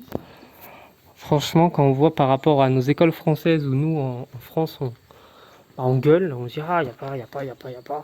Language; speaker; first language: French; native; French